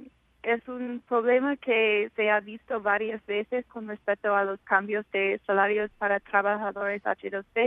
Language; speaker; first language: Spanish; non-native, fluent; English